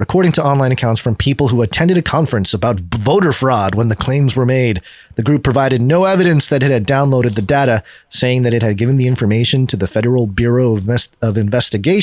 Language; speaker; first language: English; native; English